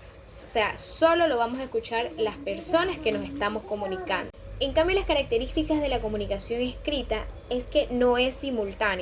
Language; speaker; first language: Spanish; native; Spanish